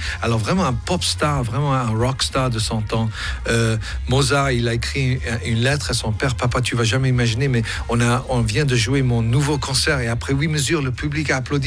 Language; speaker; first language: French; non-native, fluent; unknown